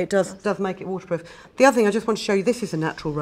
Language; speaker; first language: English; native; English